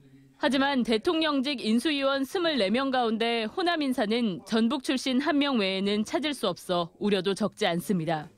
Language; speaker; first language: Korean; native; Korean